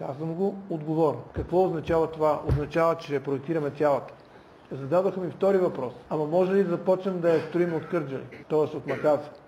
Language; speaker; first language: Bulgarian; native; Bulgarian